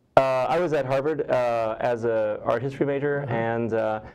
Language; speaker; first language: English; native; English